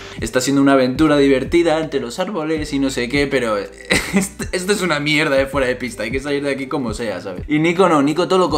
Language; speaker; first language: Spanish; native; Spanish